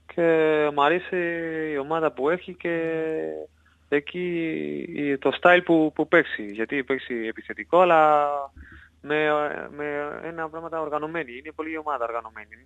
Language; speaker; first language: Greek; non-native, learner; Spanish